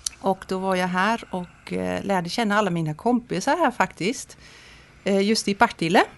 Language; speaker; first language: Swedish; non-native, fluent; Dutch